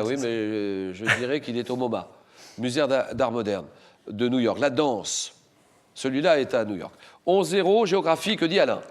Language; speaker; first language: French; native; French